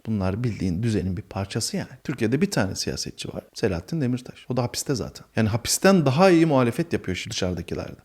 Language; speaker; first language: Turkish; native; Turkish